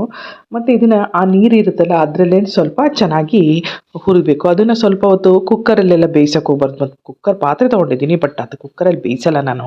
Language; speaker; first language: Kannada; native; Kannada